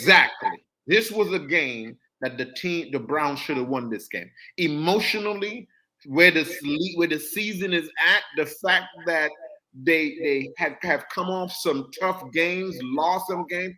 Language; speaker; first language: English; native; English